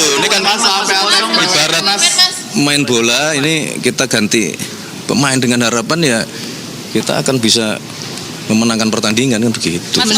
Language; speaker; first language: Indonesian; native; Indonesian